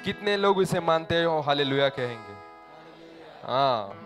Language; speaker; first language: Hindi; non-native, local second language; Marathi